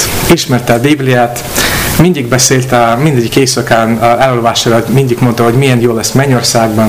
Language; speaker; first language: Hungarian; non-native, fluent; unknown